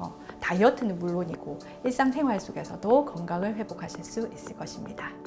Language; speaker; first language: Korean; native; Korean